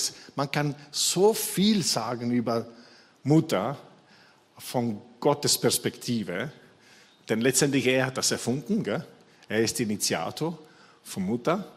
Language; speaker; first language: German; non-native, fluent; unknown